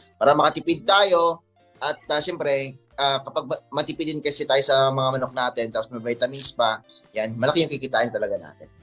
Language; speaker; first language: Filipino; non-native, local second language; Cebuano